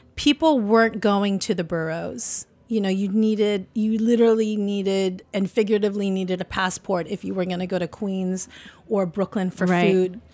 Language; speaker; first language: English; native; English